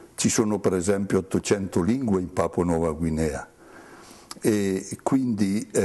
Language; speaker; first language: Italian; native; Italian